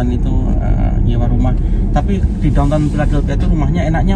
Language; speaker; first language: Indonesian; native; Indonesian